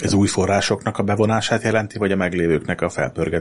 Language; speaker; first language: Hungarian; native; Hungarian